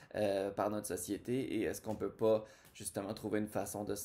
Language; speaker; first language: French; native; French